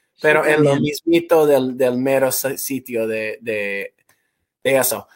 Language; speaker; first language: Spanish; non-native, fluent; English